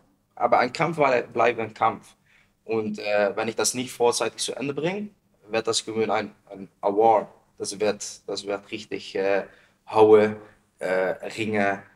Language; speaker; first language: German; non-native, learner; Dutch